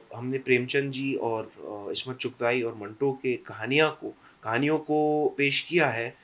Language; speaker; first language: Hindi; non-native, local second language; English